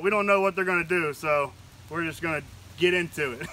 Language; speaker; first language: English; native; English